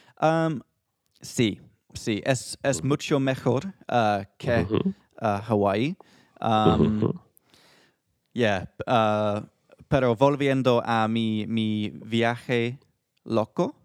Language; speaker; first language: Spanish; non-native, learner; English